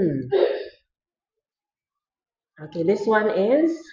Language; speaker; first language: English; non-native, fluent; Vietnamese